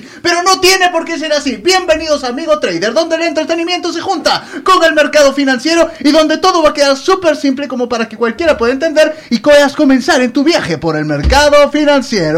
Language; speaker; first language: Spanish; native; Spanish